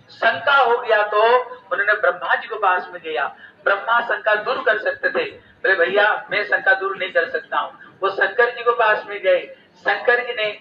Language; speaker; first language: Hindi; native; Hindi